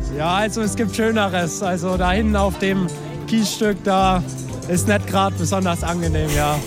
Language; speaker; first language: German; native; German